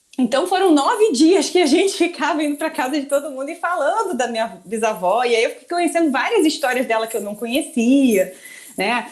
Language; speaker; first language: Portuguese; early bilingual, other home language; Spanish